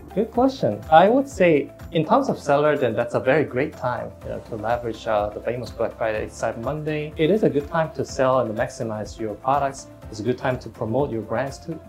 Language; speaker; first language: English; non-native, fluent; Korean